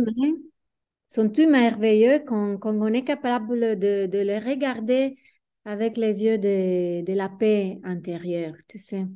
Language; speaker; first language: French; non-native, fluent; Italian